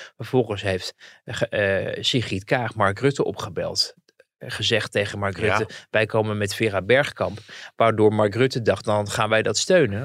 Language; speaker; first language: Dutch; native; Dutch